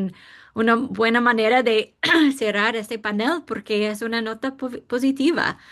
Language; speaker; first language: Spanish; non-native, fluent; English